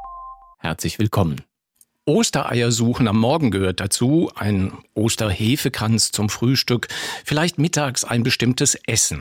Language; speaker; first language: German; native; German